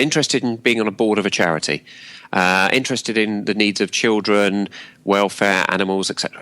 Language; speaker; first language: English; native; English